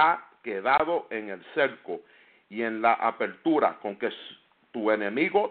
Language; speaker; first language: Spanish; native; Spanish